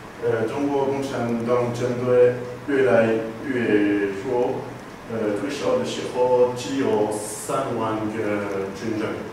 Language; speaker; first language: Chinese; non-native, learner; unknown